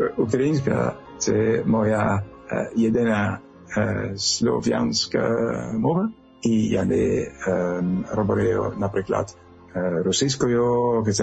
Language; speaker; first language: Ukrainian; non-native, learner; French